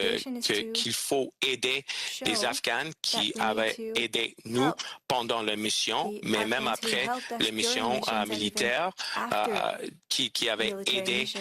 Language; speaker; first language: French; non-native, local second language; English